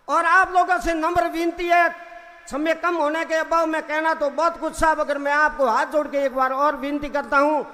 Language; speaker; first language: Hindi; non-native, local second language; Rajasthani